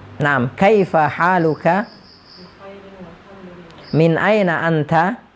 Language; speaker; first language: Arabic; non-native, fluent; Indonesian